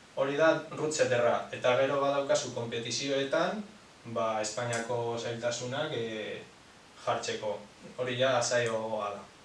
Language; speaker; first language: Basque; non-native, local second language; Spanish